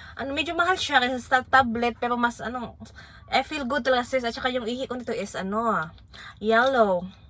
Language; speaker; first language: Filipino; non-native, local second language; Waray